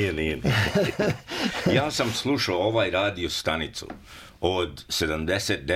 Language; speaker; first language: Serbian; early bilingual, heritage; Serbian